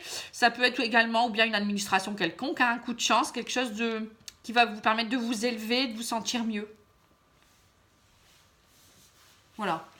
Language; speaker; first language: French; native; French